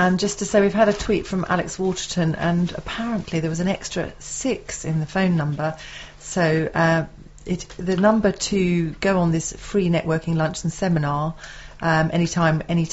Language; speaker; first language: English; native; English